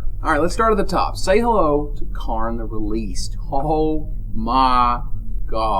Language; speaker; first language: English; native; English